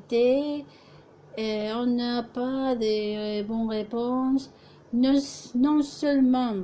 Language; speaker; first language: French; non-native, fluent; Spanish